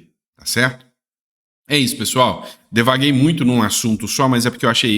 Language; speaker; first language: Portuguese; native; Portuguese